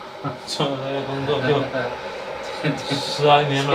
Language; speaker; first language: Chinese; native; Chinese